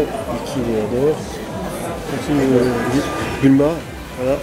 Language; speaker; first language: French; native; French